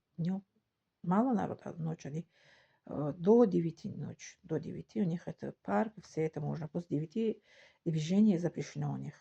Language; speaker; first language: Russian; non-native, local second language; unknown